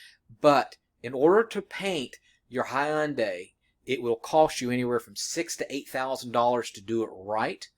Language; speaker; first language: English; native; English